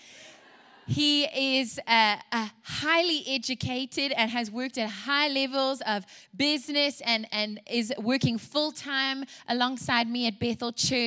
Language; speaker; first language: English; native; English